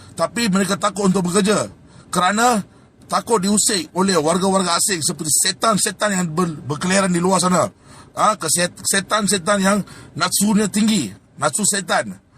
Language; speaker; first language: Malay; non-native, local second language; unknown